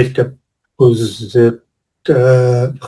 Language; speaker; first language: French; non-native, learner; English